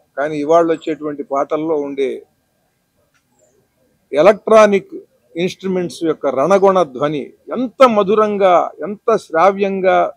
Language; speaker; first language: Telugu; native; Telugu